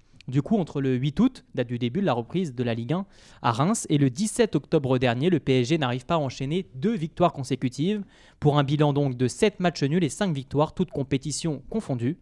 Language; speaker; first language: French; native; French